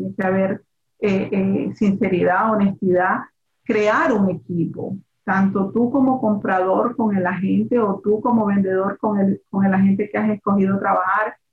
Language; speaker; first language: Spanish; native; Spanish